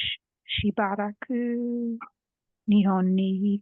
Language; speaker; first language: Japanese; non-native, learner; English